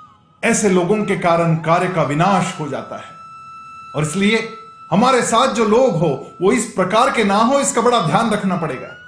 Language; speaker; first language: Hindi; native; Hindi